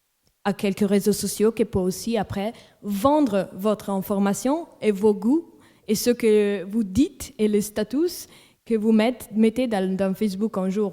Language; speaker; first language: French; non-native, local second language; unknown